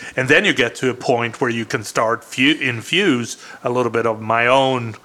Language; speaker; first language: English; non-native, fluent; Swedish